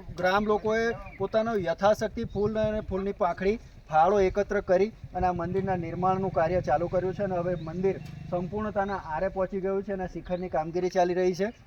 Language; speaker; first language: Gujarati; native; Gujarati